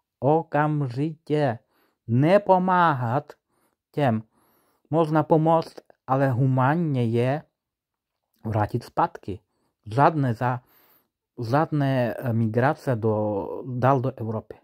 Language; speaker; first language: Czech; non-native, fluent; Ukrainian